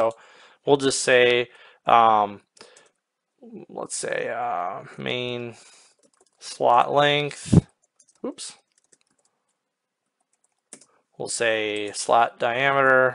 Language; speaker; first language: English; native; English